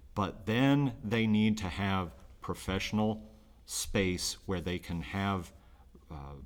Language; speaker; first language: English; native; English